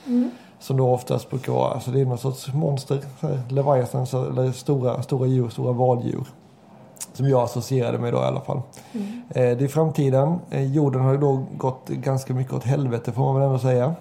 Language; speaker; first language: Swedish; native; Swedish